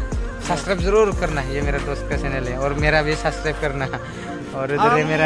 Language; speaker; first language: Hindi; non-native, local second language; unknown